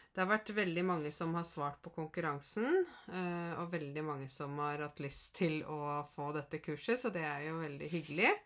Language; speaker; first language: Norwegian; native; Norwegian